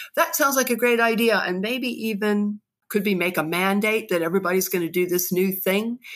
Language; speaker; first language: English; native; English